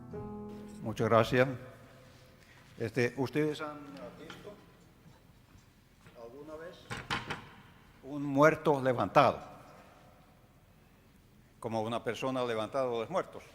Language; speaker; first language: Spanish; non-native, fluent; Finnish